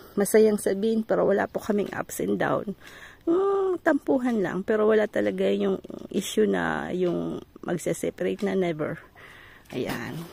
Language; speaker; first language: Filipino; non-native, local second language; Bikol